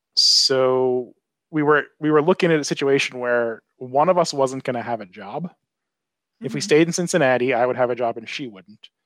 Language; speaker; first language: English; native; English